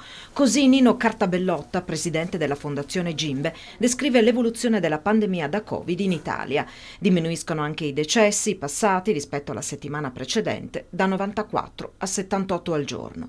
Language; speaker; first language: Italian; native; Italian